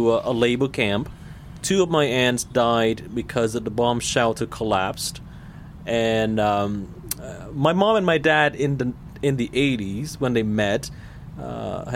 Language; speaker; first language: English; non-native, fluent; Vietnamese